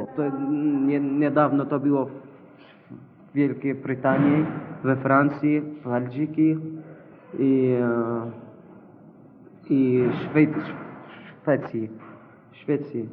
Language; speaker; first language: Polish; non-native, learner; Arabic